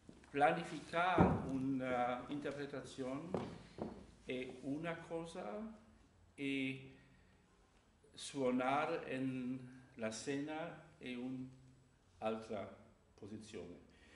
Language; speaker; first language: Italian; non-native, learner; German